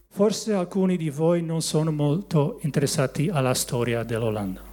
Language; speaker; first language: Italian; non-native, learner; Dutch